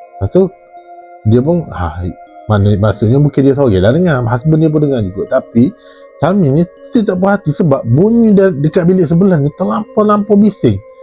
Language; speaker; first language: Malay; native; Malay